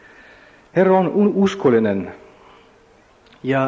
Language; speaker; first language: Finnish; non-native, learner; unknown